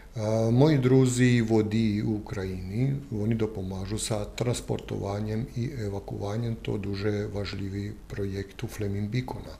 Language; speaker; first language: Ukrainian; non-native, learner; Croatian